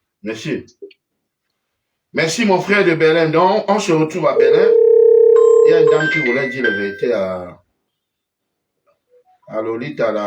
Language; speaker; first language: French; native; French